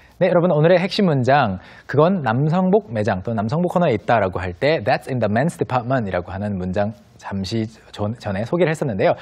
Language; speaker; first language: Korean; native; Korean